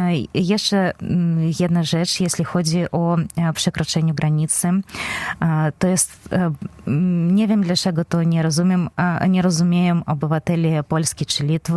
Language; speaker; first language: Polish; non-native, fluent; Belarusian